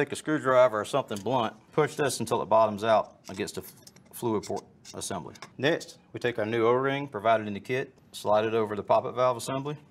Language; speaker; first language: English; native; English